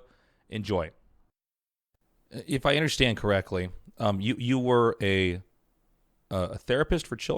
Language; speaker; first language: English; native; English